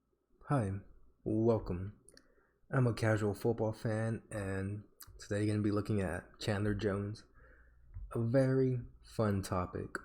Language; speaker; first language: English; native; English